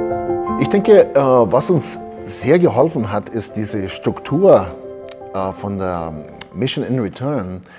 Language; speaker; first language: German; early bilingual, heritage; German